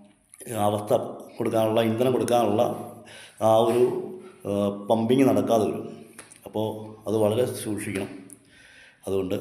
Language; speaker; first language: Malayalam; native; Malayalam